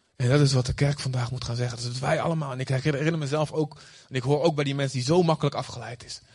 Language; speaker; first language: Dutch; native; Dutch